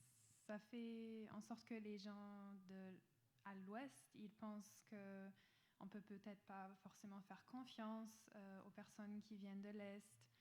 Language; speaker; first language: French; non-native, fluent; German